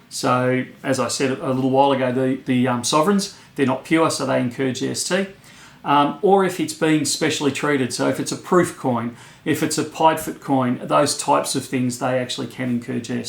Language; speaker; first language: English; native; English